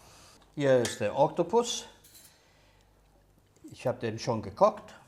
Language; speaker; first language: German; early bilingual, other home language; Italian